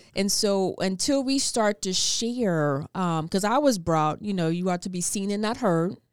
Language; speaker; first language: English; native; English